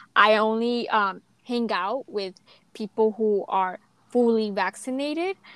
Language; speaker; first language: English; native; English